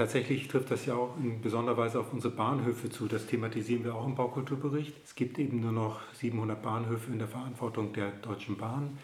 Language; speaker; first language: German; native; German